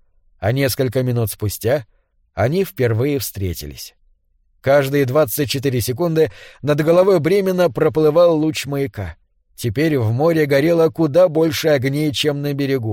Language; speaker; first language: Russian; native; Russian